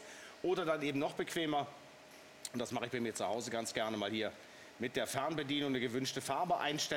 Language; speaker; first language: German; native; German